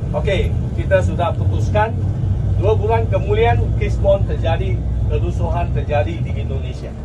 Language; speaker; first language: Malay; non-native, local second language; Chinese